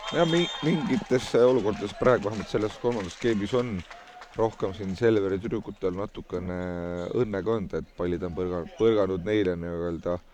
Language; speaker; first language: Estonian; native; Estonian